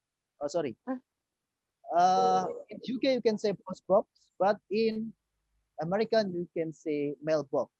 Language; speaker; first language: English; non-native, fluent; Indonesian